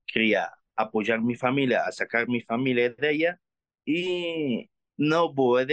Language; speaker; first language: Spanish; non-native, learner; Arabic